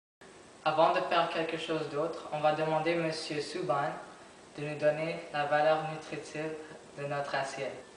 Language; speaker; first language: French; non-native, learner; English